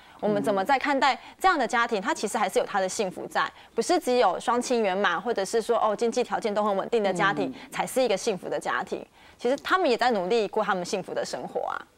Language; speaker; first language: Chinese; native; Chinese